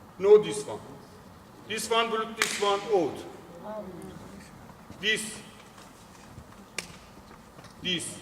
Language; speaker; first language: English; non-native, learner; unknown